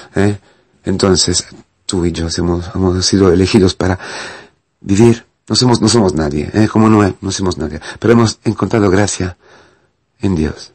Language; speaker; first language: Spanish; non-native, fluent; Italian